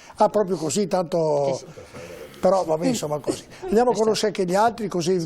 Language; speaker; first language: Italian; native; Italian